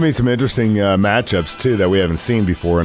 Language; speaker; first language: English; native; English